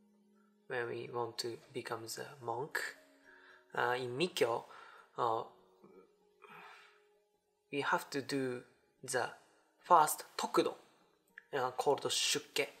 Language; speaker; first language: English; non-native, learner; Japanese